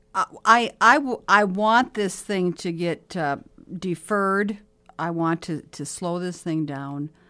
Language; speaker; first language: English; native; English